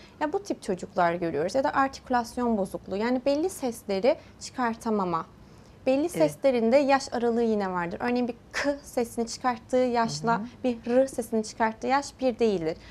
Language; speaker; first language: Turkish; early bilingual, heritage; Turkish